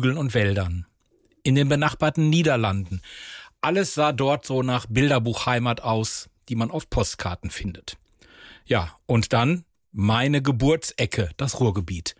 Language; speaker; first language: German; native; German